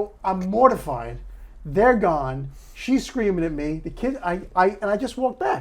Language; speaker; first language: English; native; English